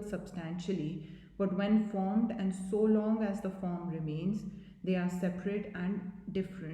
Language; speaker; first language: English; non-native, local second language; Hindi